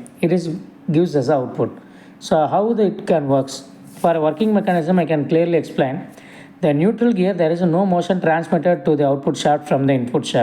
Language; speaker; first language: English; non-native, local second language; Tamil